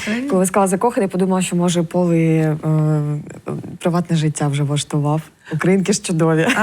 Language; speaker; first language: Ukrainian; native; Ukrainian